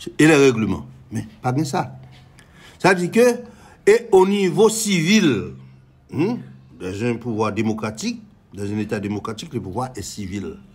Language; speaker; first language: French; non-native, local second language; Haitian Creole